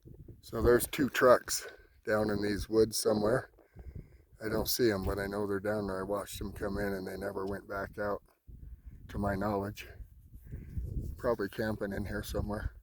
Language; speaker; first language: English; native; English